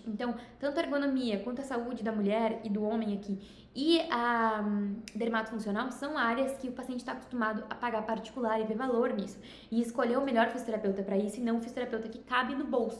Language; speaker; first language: Portuguese; native; Portuguese